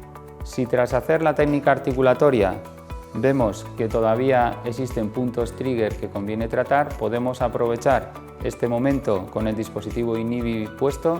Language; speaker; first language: Spanish; native; Spanish